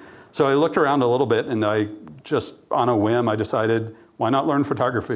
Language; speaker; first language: English; native; English